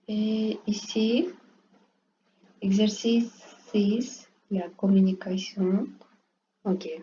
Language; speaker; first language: French; non-native, learner; Portuguese